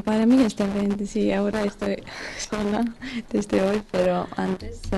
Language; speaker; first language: Spanish; non-native, learner; Georgian